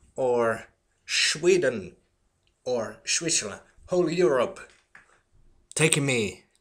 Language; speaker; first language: English; non-native, learner; Finnish